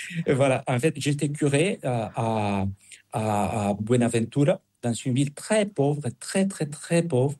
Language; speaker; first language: French; non-native, fluent; Spanish